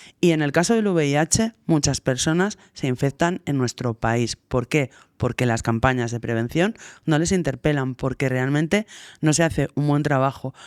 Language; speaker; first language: Spanish; native; Spanish